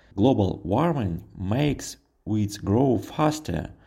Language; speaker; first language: English; non-native, fluent; Russian